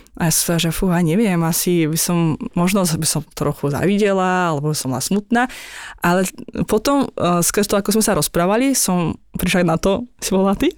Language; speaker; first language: Slovak; non-native, fluent; Azerbaijani